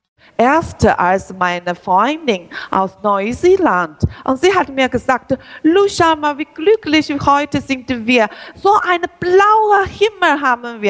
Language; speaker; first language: German; non-native, learner; Chinese